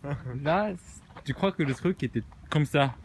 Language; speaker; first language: French; early bilingual, other home language; Japanese